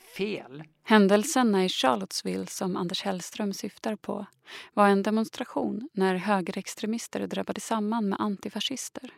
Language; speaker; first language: Swedish; native; Swedish